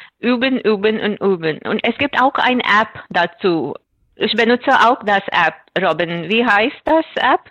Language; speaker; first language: German; non-native, fluent; Marathi